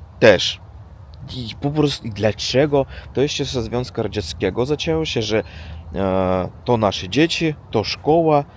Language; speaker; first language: Polish; non-native, learner; Russian